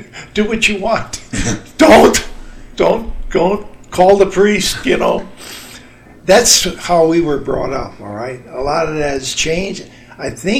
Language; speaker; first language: English; native; English